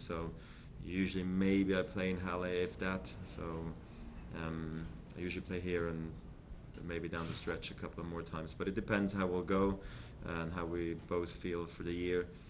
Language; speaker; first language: English; non-native, fluent; Swiss German